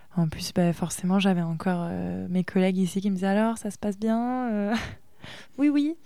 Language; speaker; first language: French; native; French